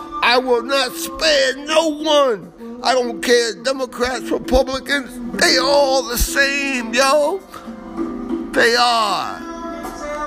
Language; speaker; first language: English; early bilingual, other home language; Spanish